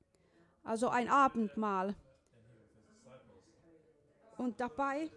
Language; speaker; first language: German; non-native, fluent; Finnish